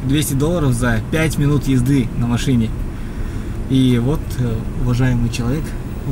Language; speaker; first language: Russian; native; Russian